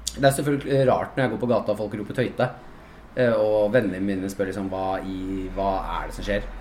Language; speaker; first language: Norwegian; native; Norwegian